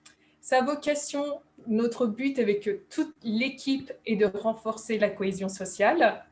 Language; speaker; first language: French; native; French